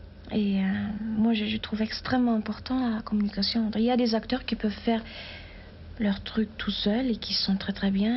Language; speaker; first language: French; non-native, fluent; German